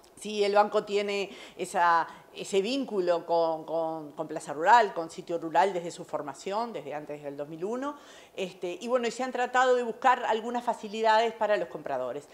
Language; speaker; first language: Spanish; native; Spanish